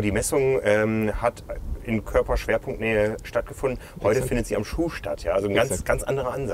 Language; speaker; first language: German; native; German